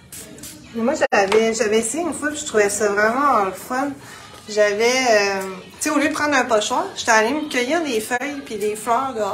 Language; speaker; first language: French; native; French